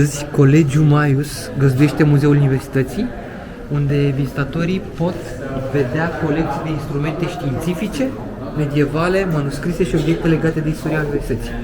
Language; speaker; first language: Romanian; native; Romanian